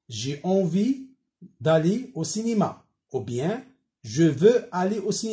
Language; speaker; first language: French; non-native, local second language; Arabic